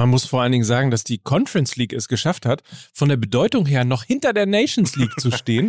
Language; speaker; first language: German; native; German